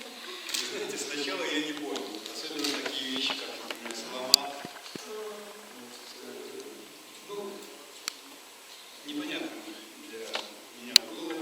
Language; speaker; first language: Russian; native; Russian